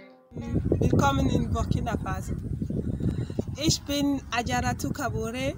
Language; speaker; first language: German; non-native, fluent; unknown